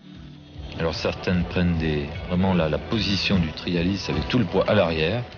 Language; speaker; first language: French; native; French